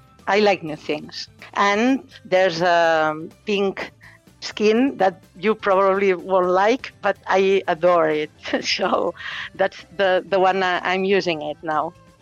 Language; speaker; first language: English; non-native, fluent; Catalan